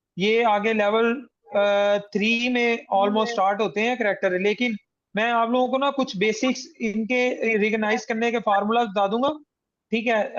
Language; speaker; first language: Urdu; non-native, local second language; Punjabi